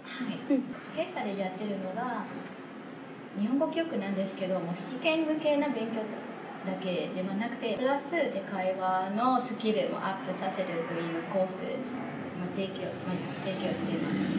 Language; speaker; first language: Japanese; non-native, fluent; Vietnamese